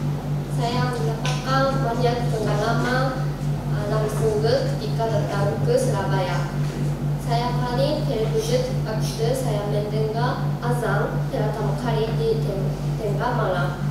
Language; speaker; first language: Indonesian; non-native, learner; Japanese